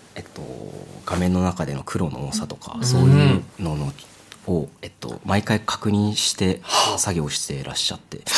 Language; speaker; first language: Japanese; native; Japanese